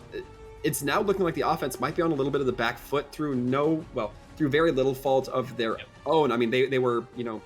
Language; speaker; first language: English; native; English